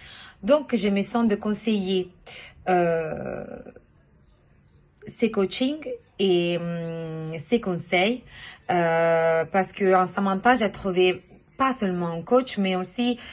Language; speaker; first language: French; non-native, fluent; Italian